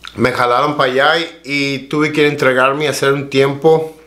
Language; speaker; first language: Spanish; early bilingual, heritage; Spanish